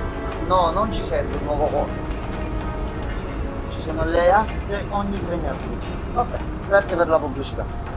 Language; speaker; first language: Italian; native; Italian